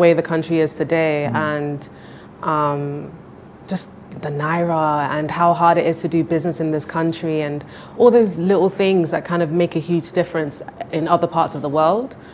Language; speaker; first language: English; native; English